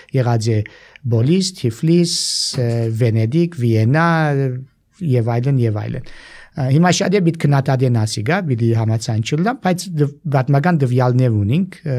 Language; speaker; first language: Armenian; early bilingual, heritage; Armenian